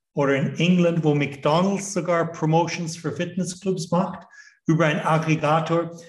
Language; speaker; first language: German; non-native, fluent; English